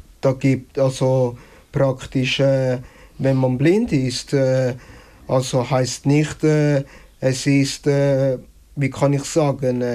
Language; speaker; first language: German; early bilingual, other home language; Italian